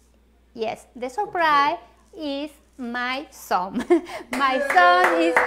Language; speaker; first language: English; non-native, learner; Spanish